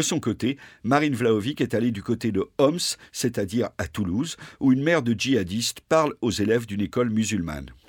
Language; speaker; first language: French; native; French